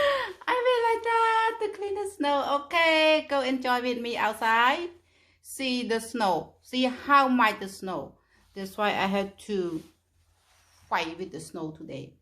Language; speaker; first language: English; non-native, fluent; Khmer